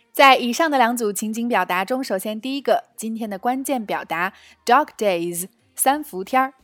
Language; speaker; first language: Chinese; native; Chinese